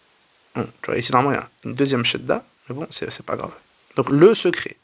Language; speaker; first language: French; native; French